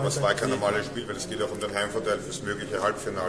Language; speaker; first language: German; native; German